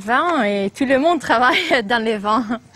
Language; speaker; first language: French; non-native, learner; Catalan